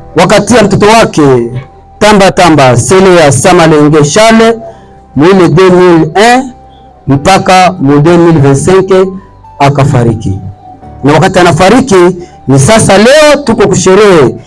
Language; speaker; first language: Swahili; native; Swahili